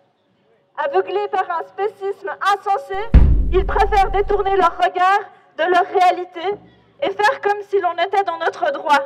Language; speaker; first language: French; native; French